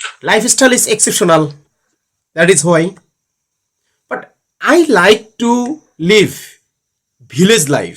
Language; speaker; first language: English; non-native, learner; Bangla